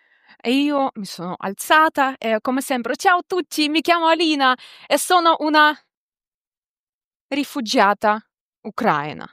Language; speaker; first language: Italian; non-native, fluent; Ukrainian